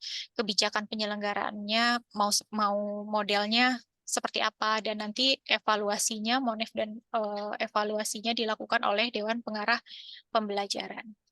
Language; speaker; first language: Indonesian; native; Indonesian